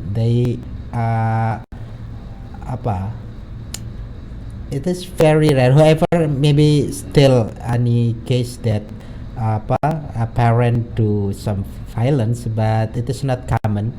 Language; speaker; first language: English; non-native, learner; Indonesian